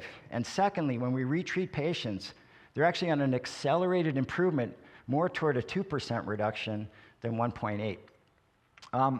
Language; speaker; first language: English; native; English